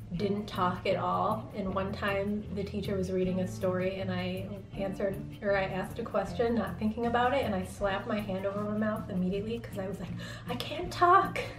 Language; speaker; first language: English; native; English